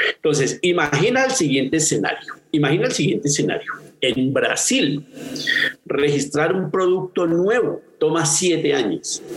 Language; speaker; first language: Spanish; native; Spanish